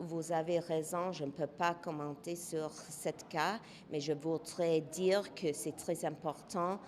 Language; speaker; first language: French; non-native, local second language; English